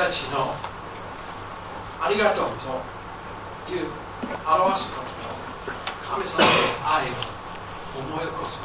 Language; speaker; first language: Japanese; non-native, fluent; English